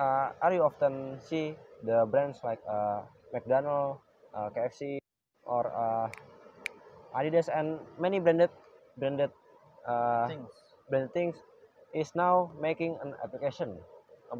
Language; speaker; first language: English; non-native, learner; Indonesian